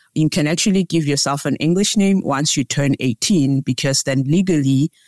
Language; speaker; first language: English; non-native, local second language; Tsonga